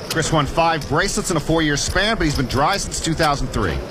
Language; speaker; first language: English; native; English